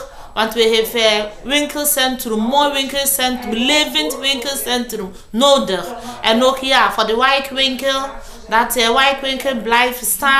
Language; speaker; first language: Dutch; non-native, learner; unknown